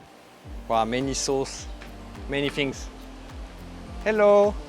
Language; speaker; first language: English; non-native, fluent; French